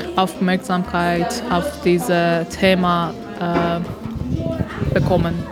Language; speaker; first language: German; non-native, learner; Persian